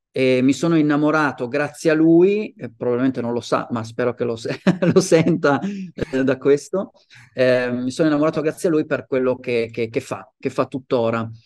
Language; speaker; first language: Italian; native; Italian